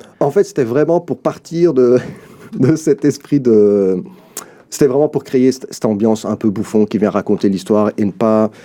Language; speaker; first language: French; early bilingual, other home language; Arabic